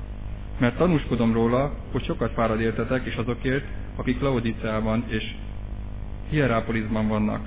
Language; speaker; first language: Hungarian; native; Hungarian